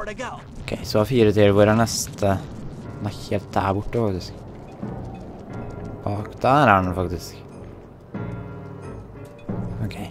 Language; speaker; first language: Norwegian; native; Norwegian